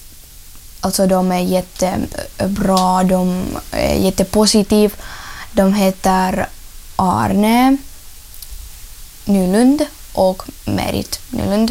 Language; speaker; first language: Swedish; early bilingual, other home language; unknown